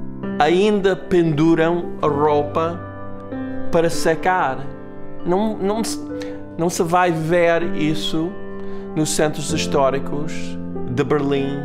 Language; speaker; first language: Portuguese; non-native, fluent; English